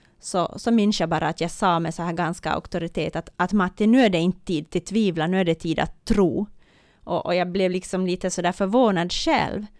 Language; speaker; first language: Swedish; native; Swedish